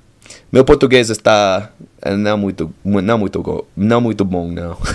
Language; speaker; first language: Portuguese; non-native, learner; English